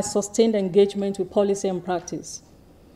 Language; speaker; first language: English; non-native, local second language; Yoruba